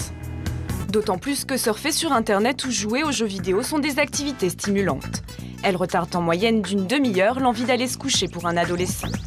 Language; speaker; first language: French; native; French